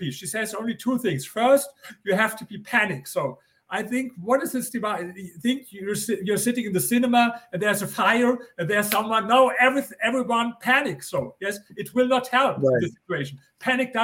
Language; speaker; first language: English; non-native, fluent; German